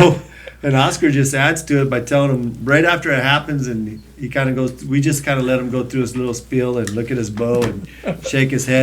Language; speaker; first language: English; native; English